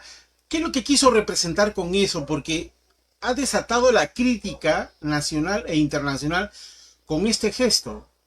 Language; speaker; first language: Spanish; native; Spanish